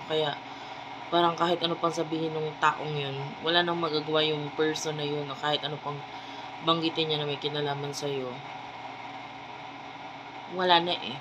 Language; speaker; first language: Filipino; native; Filipino